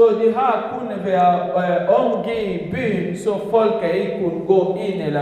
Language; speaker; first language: Danish; non-native, fluent; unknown